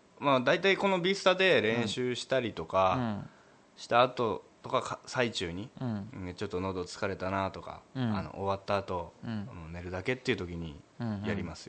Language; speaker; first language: Japanese; native; Japanese